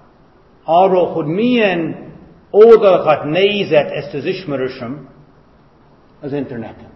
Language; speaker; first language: Hungarian; non-native, fluent; English